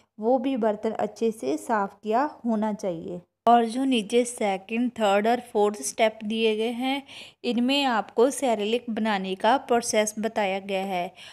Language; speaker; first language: Hindi; non-native, local second language; Punjabi